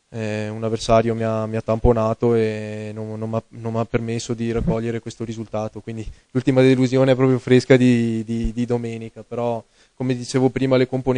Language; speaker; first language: Italian; native; Italian